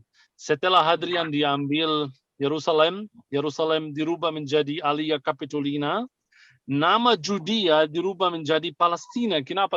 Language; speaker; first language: Indonesian; non-native, fluent; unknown